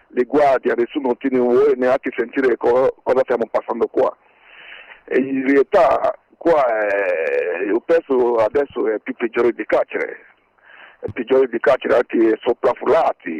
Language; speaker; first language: Italian; non-native, fluent; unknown